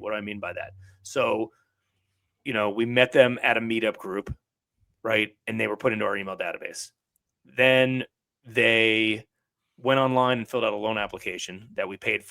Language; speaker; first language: English; native; English